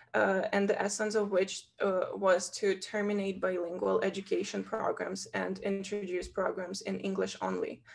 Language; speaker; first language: English; non-native, fluent; Ukrainian